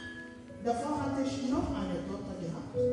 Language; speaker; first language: German; non-native, fluent; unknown